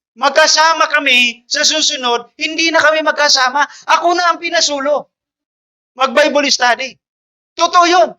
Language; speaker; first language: Filipino; non-native, local second language; Bikol